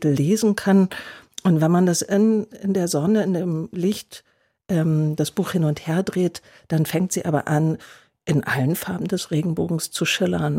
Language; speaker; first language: German; native; German